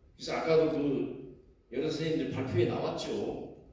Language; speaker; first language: Korean; native; Korean